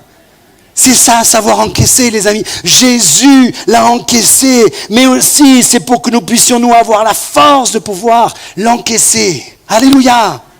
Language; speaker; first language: French; native; French